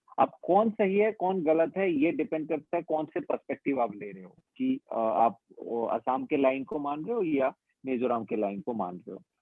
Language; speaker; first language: Hindi; non-native, local second language; Assamese